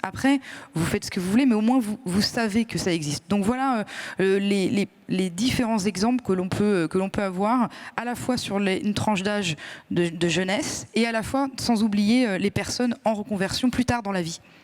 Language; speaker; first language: French; native; French